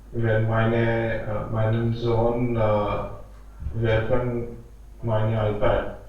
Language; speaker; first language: German; non-native, learner; Hindi